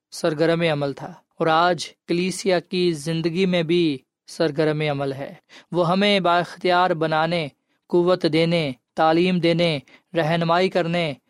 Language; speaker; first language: Urdu; non-native, local second language; Punjabi